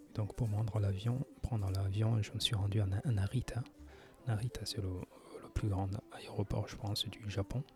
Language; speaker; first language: French; native; French